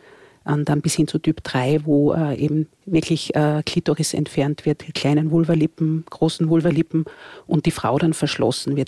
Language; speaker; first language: German; native; German